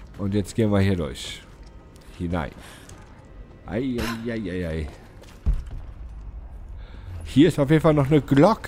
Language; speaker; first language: German; native; German